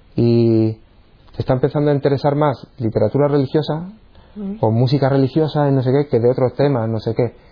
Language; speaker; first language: Spanish; native; Spanish